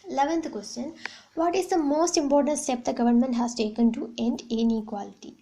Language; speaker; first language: English; non-native, local second language; Malayalam